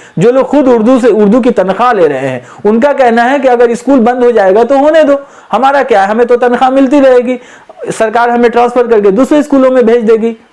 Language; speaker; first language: Urdu; native; Urdu